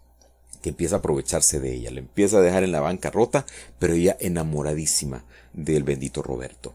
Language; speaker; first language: Spanish; native; Spanish